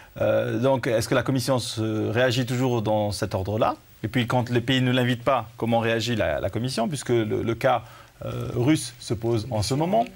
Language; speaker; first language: French; native; French